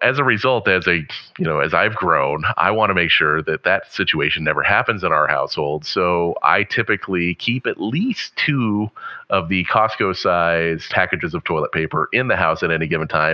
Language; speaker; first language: English; native; English